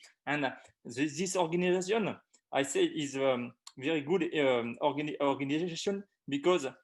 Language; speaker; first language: English; non-native, learner; French